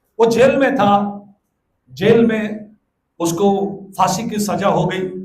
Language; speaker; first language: Hindi; non-native, local second language; Telugu